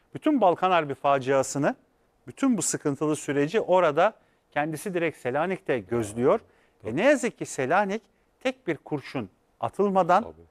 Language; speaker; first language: Turkish; native; Turkish